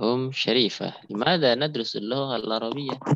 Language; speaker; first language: Arabic; non-native, fluent; Indonesian